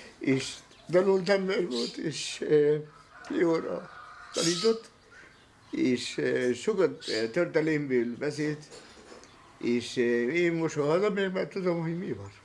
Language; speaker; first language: Hungarian; early bilingual, heritage; Hungarian